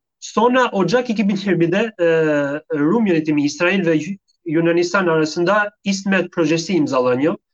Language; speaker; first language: Turkish; non-native, fluent; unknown